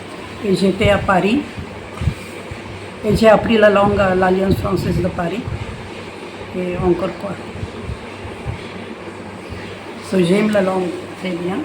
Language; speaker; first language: French; non-native, fluent; Kannada